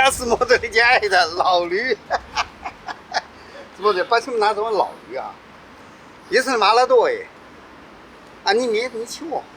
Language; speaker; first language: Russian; non-native, learner; Chinese